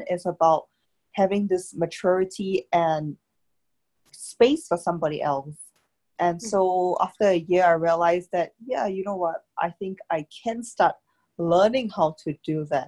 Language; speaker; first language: English; native; English